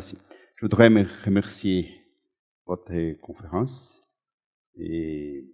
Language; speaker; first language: French; non-native, learner; Portuguese